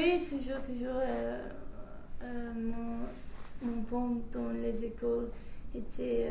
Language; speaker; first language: French; non-native, fluent; English